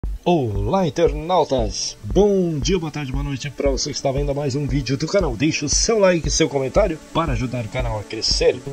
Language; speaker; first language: Portuguese; native; Portuguese